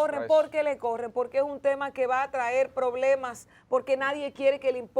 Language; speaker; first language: Spanish; native; Spanish